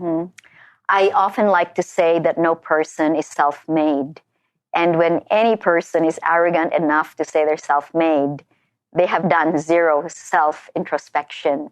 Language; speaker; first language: English; non-native, local second language; Filipino